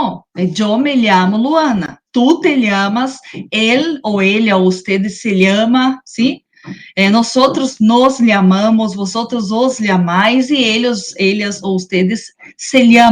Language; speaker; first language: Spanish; non-native, fluent; Portuguese